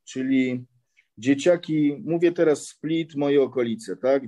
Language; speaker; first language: Polish; early bilingual, heritage; Polish